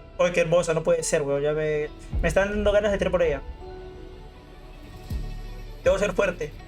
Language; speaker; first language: Spanish; native; Spanish